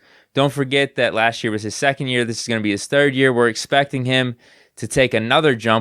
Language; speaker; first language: English; native; English